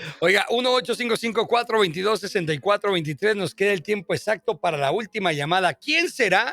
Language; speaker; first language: Spanish; native; Spanish